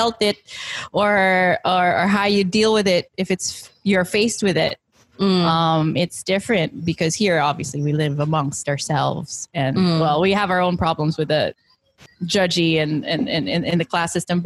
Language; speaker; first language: English; native; English